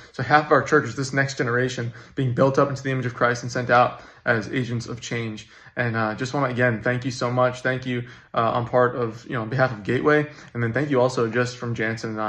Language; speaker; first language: English; native; English